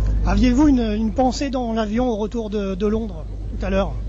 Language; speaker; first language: French; native; French